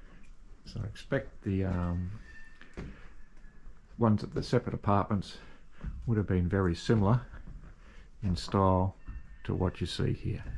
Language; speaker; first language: English; native; English